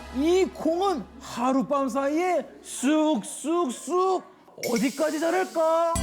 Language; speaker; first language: Korean; non-native, fluent; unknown